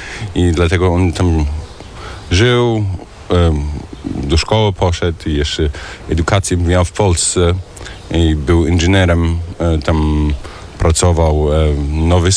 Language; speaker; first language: Polish; early bilingual, heritage; German